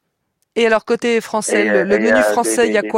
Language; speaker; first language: French; native; French